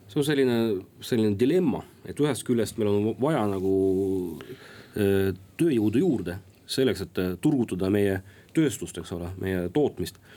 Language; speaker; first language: Estonian; non-native, local second language; Russian